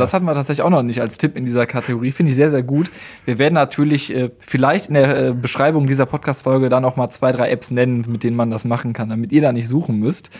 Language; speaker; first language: German; native; German